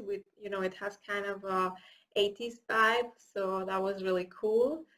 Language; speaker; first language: English; non-native, fluent; Catalan